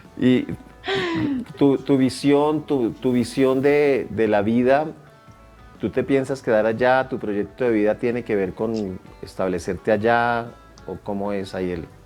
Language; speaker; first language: Spanish; native; Spanish